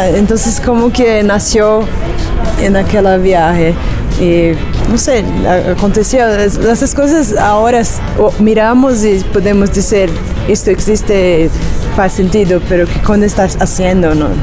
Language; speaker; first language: Spanish; non-native, learner; Portuguese